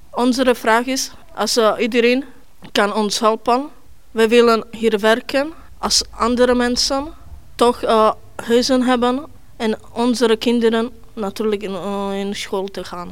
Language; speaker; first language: Dutch; non-native, learner; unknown